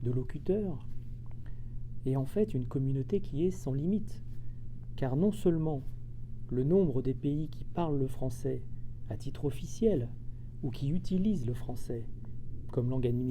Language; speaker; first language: French; native; French